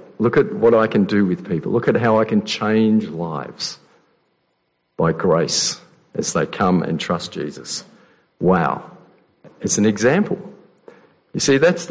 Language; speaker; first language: English; native; English